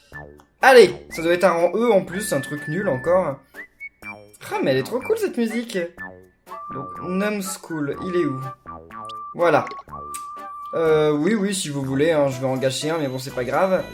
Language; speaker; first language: French; native; French